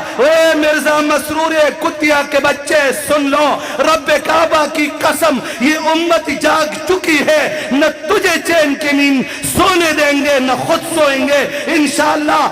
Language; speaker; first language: Urdu; non-native, local second language; Pashto